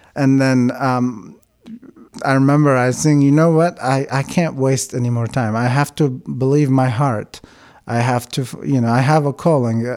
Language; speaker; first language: English; non-native, fluent; Syriac